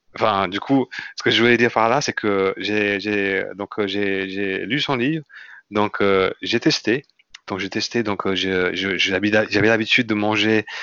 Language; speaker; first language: French; non-native, fluent; Indonesian